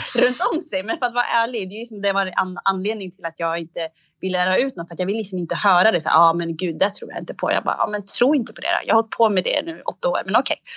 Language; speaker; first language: Swedish; early bilingual, other home language; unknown